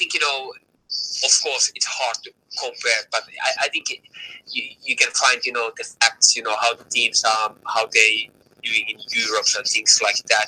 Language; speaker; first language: English; non-native, fluent; Finnish